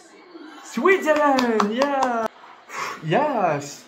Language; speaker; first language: English; non-native, fluent; French